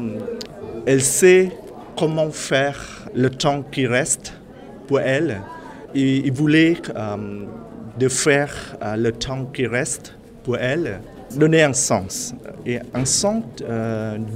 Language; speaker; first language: French; non-native, learner; Vietnamese